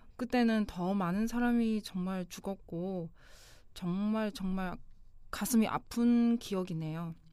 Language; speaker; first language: Korean; non-native, local second language; Chinese